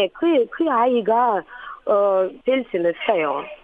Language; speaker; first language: Korean; non-native, learner; Russian